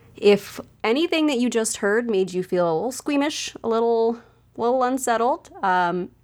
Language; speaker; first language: English; native; English